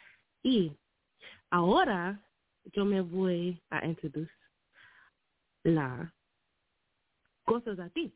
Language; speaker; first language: Spanish; non-native, learner; English